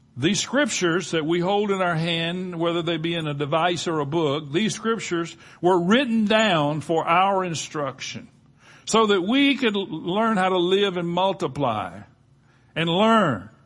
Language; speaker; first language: English; native; English